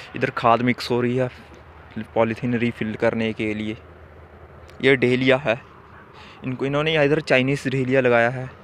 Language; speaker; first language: Hindi; native; Hindi